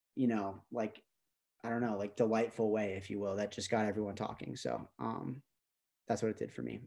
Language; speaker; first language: English; native; English